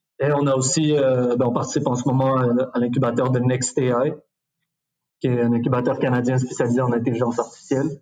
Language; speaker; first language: French; early bilingual, other home language; Arabic